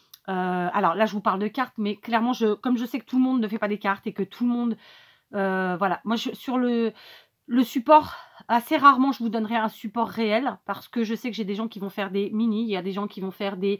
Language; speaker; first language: French; native; French